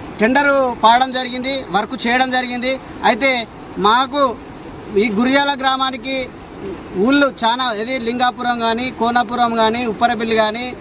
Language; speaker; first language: Telugu; native; Telugu